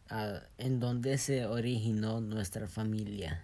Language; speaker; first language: Spanish; early bilingual, heritage; Spanish